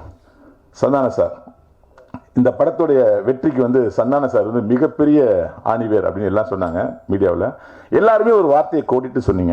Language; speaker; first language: Tamil; native; Tamil